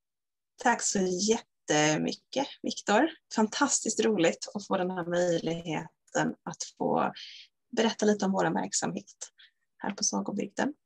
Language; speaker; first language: Swedish; native; Swedish